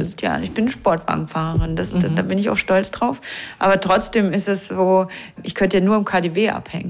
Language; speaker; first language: German; native; German